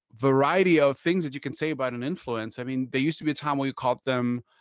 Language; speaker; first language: English; non-native, fluent; German